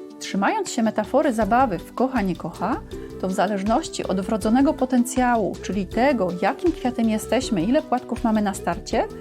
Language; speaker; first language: Polish; native; Polish